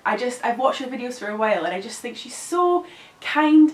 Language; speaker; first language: English; native; English